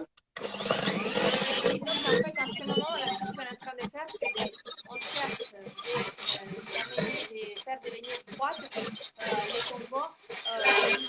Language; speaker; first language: French; non-native, fluent; Italian